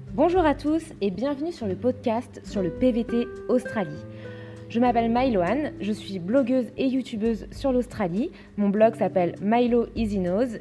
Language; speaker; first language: French; native; French